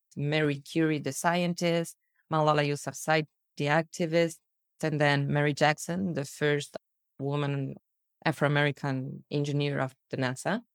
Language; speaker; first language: English; early bilingual, other home language; Portuguese